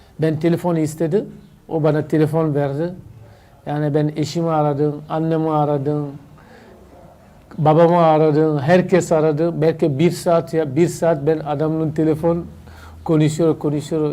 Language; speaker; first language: Turkish; non-native, learner; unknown